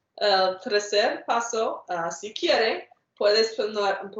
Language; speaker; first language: Spanish; non-native, fluent; English